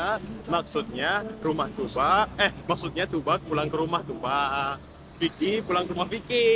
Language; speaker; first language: Indonesian; non-native, fluent; Turkish